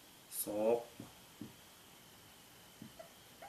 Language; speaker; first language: Russian; non-native, local second language; Tuvinian